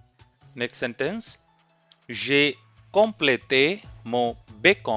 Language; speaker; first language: French; non-native, fluent; Hindi